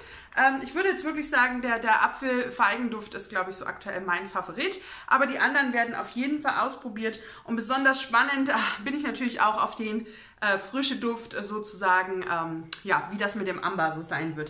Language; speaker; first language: German; native; German